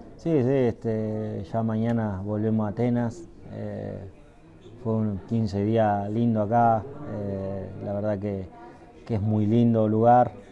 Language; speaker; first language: Spanish; native; Spanish